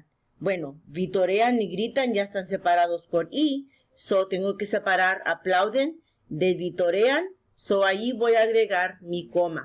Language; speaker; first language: Spanish; early bilingual, heritage; Spanish